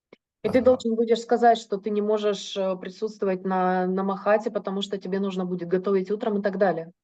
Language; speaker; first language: Russian; native; Russian